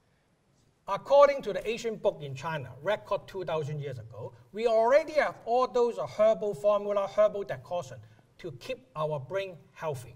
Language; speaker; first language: English; non-native, local second language; Cantonese